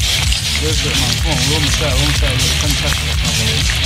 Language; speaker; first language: English; native; English